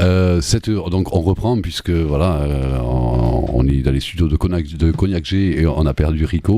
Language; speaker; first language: French; native; French